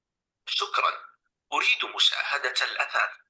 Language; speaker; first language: Arabic; non-native, learner; Indonesian